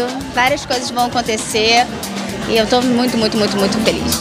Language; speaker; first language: Portuguese; native; Portuguese